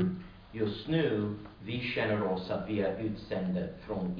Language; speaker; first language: Swedish; non-native, learner; English